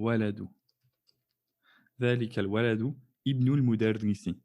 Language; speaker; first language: Arabic; non-native, fluent; French